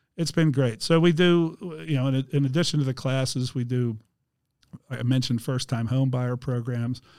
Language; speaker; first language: English; native; English